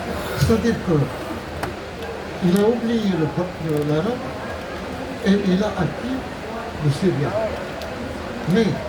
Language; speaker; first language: French; non-native, local second language; Arabic